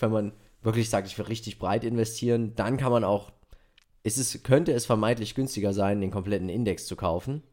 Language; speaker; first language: German; native; German